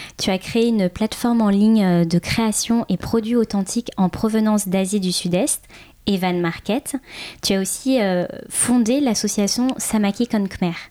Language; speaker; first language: French; early bilingual, other home language; Khmer